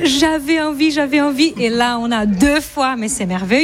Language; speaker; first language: French; non-native, fluent; Portuguese